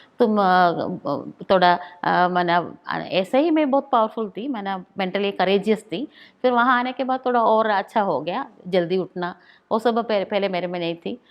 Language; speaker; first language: Hindi; non-native, local second language; Malayalam